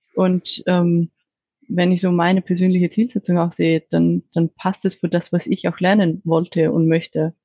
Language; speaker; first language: German; non-native, fluent; Icelandic